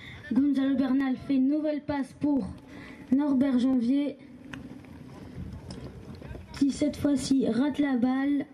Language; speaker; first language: French; native; French